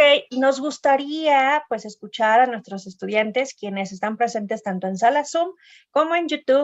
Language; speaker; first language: Spanish; native; Spanish